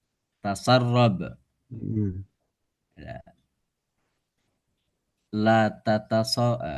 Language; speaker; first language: Arabic; non-native, learner; Indonesian